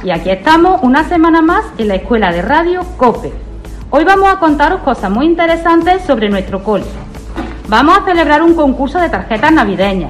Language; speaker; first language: Spanish; native; Spanish